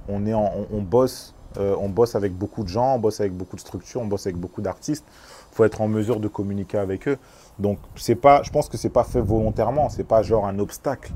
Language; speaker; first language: French; early bilingual, other home language; Lingala